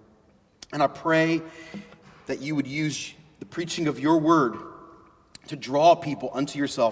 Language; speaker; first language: English; native; English